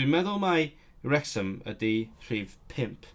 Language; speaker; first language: Welsh; non-native, learner; Cantonese